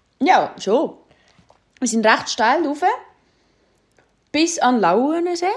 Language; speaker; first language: German; native; German